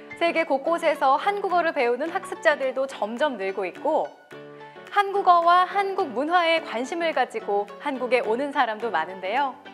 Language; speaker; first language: Korean; native; Korean